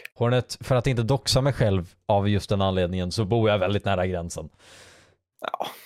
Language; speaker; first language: Swedish; native; Swedish